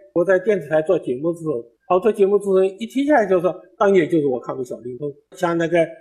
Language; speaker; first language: Chinese; native; Chinese